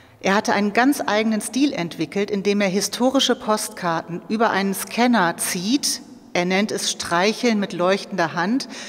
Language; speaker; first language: German; native; German